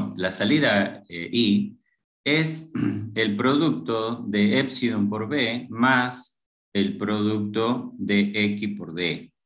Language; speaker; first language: Spanish; native; Spanish